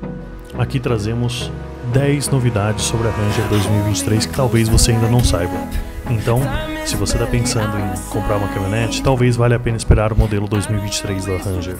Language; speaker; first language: Portuguese; native; Portuguese